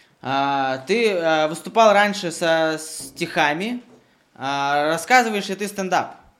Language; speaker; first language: Russian; native; Russian